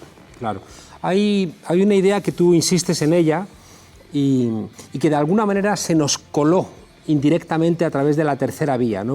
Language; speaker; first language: Spanish; native; Spanish